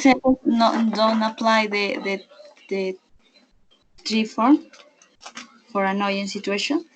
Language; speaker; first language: English; non-native, learner; Spanish